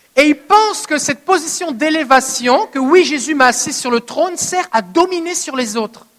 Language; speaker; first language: French; native; French